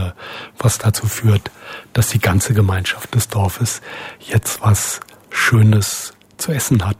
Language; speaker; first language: German; native; German